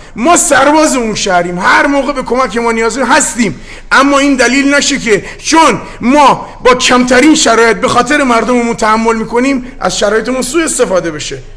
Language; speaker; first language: Persian; native; Persian